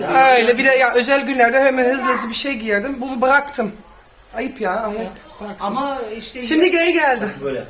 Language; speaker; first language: Turkish; early bilingual, heritage; Turkish